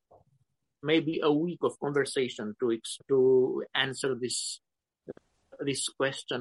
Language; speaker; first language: English; non-native, fluent; Romanian